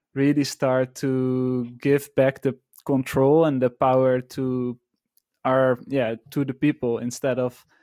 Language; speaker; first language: English; non-native, fluent; Dutch